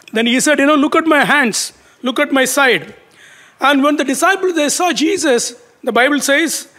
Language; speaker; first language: English; non-native, local second language; Tamil